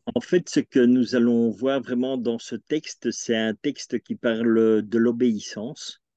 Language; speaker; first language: French; native; French